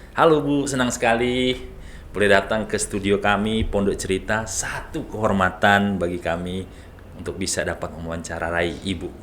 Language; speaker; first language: Indonesian; native; Indonesian